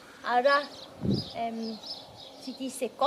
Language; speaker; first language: Spanish; non-native, learner; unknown